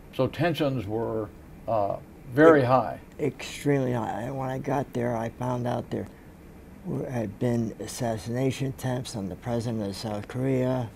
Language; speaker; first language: English; native; English